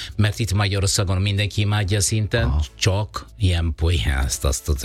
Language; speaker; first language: Hungarian; non-native, fluent; Italian